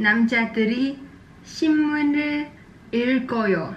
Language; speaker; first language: Korean; non-native, learner; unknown